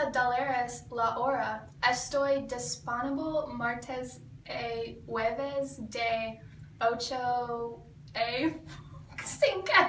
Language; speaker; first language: Spanish; non-native, learner; English